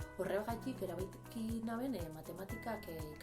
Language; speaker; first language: Basque; native; Basque